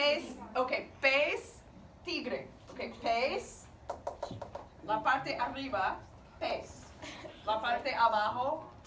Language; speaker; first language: Spanish; non-native, learner; English